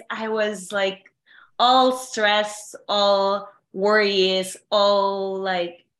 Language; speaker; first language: English; non-native, fluent; Spanish